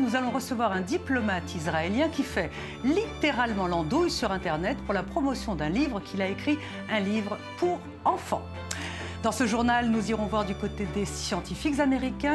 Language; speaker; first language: French; native; French